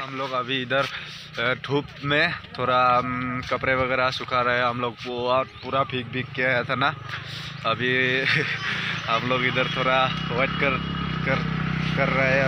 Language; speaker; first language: Hindi; non-native, local second language; Assamese